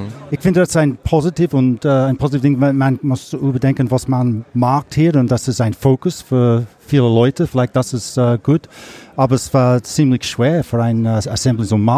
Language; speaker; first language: German; non-native, learner; English